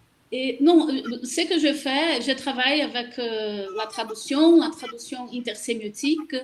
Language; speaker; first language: French; non-native, learner; Portuguese